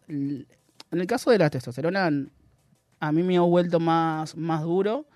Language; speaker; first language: Spanish; native; Spanish